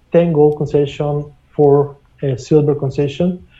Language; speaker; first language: English; non-native, fluent; Spanish